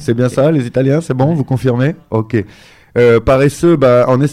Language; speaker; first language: French; native; French